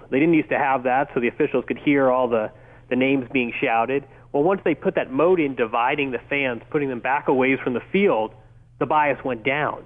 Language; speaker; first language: English; native; English